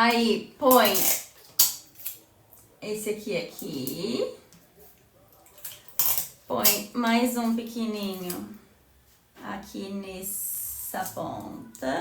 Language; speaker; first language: Portuguese; native; Portuguese